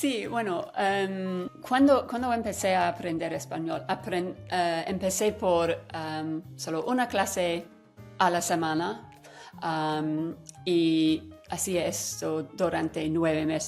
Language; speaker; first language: Spanish; non-native, fluent; English